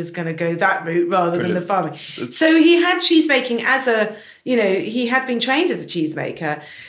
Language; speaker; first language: English; native; English